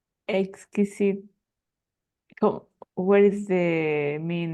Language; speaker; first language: English; non-native, learner; Spanish